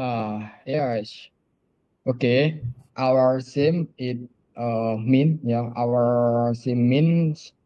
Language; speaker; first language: English; non-native, learner; Indonesian